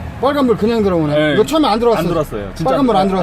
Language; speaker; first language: Korean; native; Korean